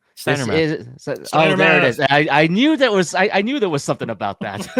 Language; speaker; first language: English; native; English